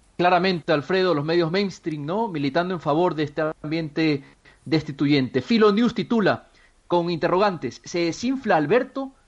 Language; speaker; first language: Spanish; native; Spanish